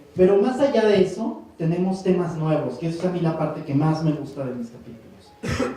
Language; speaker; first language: Spanish; native; Spanish